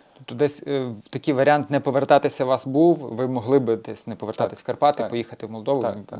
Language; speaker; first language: Ukrainian; native; Ukrainian